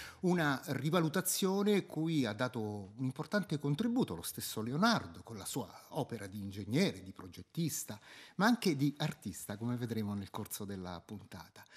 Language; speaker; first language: Italian; native; Italian